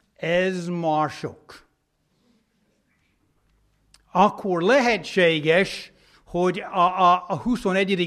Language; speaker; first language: Hungarian; non-native, fluent; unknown